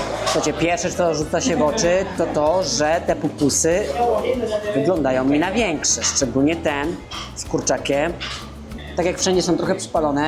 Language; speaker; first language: Polish; native; Polish